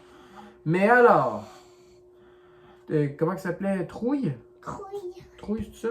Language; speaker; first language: French; native; French